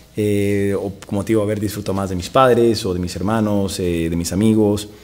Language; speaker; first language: Spanish; native; Spanish